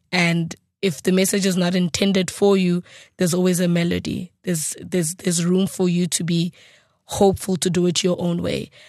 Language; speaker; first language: English; non-native, local second language; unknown